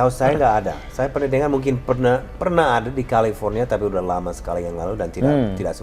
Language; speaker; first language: Indonesian; non-native, fluent; English